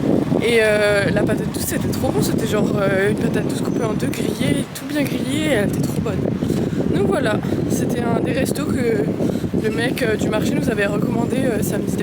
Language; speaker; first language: French; native; French